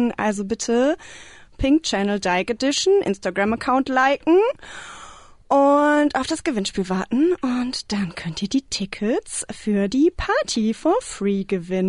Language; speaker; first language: German; native; German